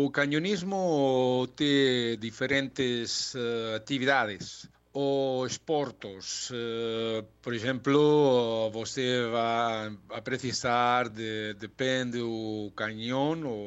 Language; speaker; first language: Portuguese; non-native, learner; Spanish